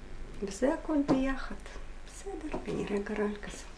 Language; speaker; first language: Hebrew; non-native, fluent; Russian